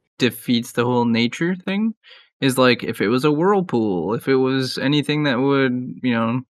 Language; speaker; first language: English; native; English